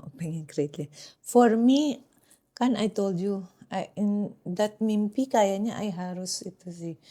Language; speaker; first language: Indonesian; non-native, fluent; Filipino